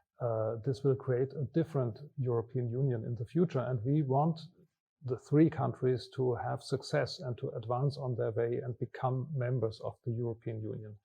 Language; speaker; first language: English; non-native, fluent; German